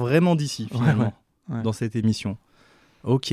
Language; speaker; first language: French; native; French